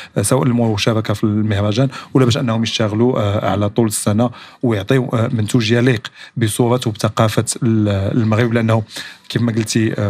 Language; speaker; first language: Arabic; native; Arabic